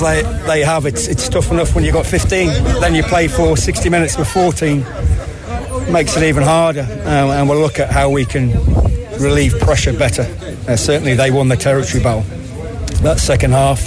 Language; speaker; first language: English; native; English